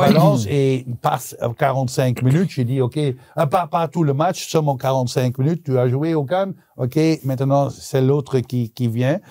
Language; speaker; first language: French; non-native, local second language; Dutch